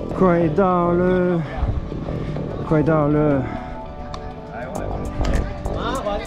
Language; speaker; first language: Chinese; non-native, fluent; French